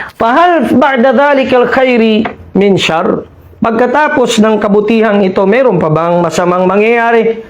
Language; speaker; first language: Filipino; non-native, local second language; Maranao